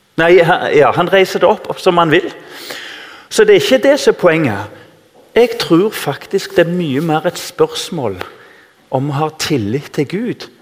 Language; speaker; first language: Norwegian; native; Norwegian